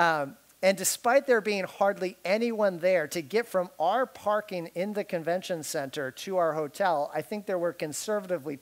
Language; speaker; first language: English; native; English